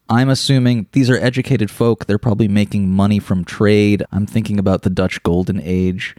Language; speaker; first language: English; native; English